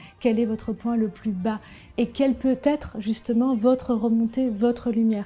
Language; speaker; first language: French; native; French